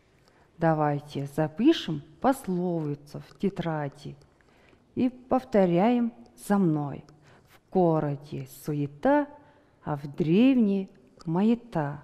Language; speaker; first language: Russian; non-native, fluent; Mongolian